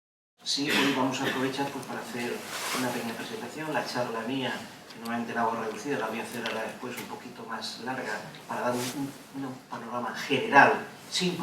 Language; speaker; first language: Spanish; native; Spanish